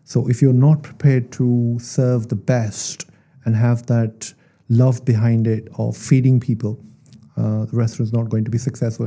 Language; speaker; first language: English; non-native, local second language; Urdu